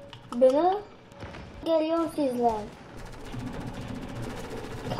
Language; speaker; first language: Turkish; early bilingual, heritage; Turkish